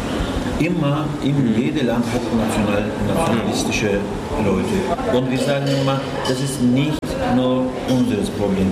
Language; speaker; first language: German; non-native, learner; Turkish